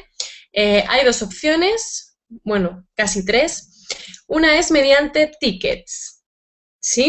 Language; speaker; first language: Spanish; native; Spanish